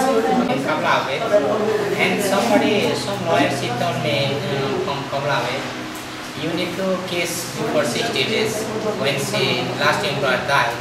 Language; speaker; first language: English; non-native, learner; Nepali